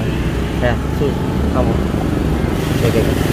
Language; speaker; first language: Vietnamese; native; Vietnamese